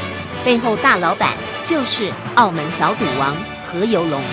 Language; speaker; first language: Chinese; native; Chinese